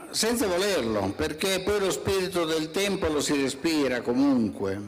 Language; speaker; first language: Italian; native; Italian